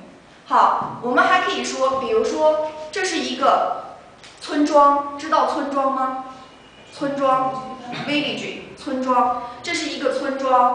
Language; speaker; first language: Chinese; native; Chinese